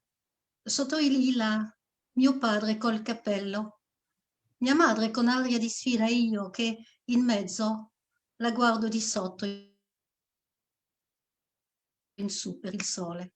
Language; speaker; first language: Italian; non-native, fluent; French